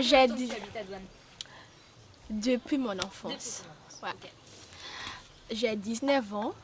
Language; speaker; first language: French; non-native, learner; Malagasy